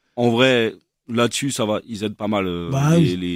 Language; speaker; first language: French; native; French